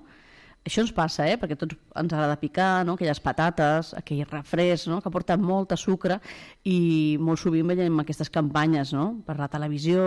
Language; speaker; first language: Catalan; native; Catalan